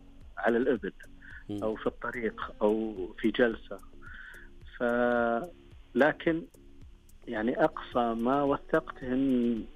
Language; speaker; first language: Arabic; native; Arabic